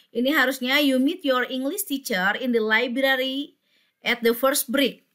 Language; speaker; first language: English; non-native, fluent; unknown